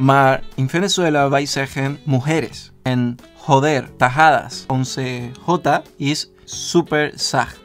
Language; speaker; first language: Dutch; non-native, learner; Spanish